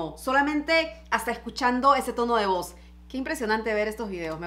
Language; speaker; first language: Spanish; native; Spanish